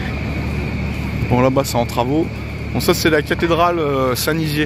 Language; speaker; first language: French; native; French